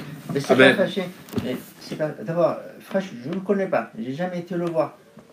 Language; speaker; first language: French; non-native, fluent; Arabic